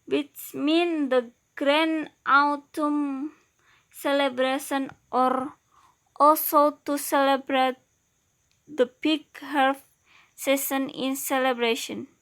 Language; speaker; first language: English; non-native, learner; Indonesian